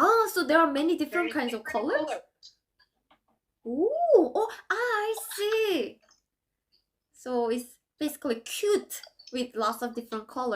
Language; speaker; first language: English; non-native, fluent; Korean